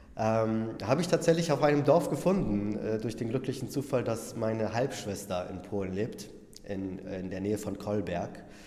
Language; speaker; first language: German; early bilingual, other home language; Polish